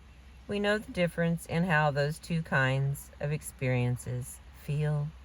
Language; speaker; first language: English; native; English